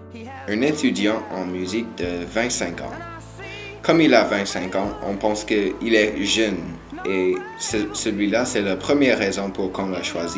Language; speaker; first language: French; non-native, learner; English